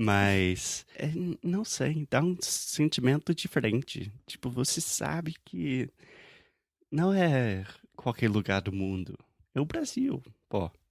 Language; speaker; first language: Portuguese; non-native, fluent; English